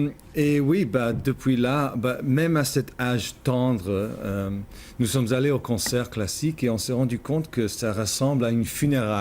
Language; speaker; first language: French; non-native, fluent; English